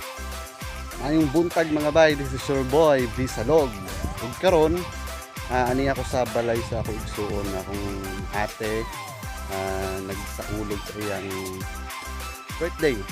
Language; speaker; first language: Cebuano; non-native, local second language; Filipino